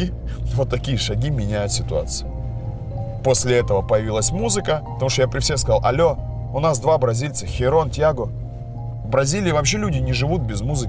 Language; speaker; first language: Russian; native; Russian